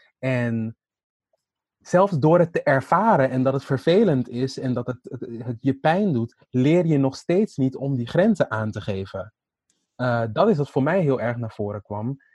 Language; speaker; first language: Dutch; native; Dutch